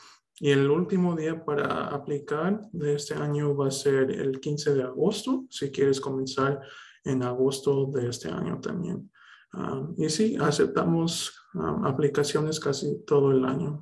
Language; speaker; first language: Spanish; early bilingual, heritage; Spanish